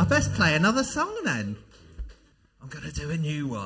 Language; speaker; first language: English; native; English